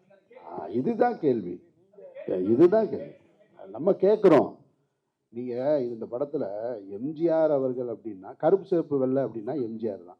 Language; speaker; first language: Tamil; native; Tamil